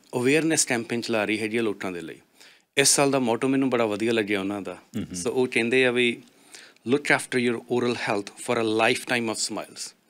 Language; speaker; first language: Punjabi; native; Punjabi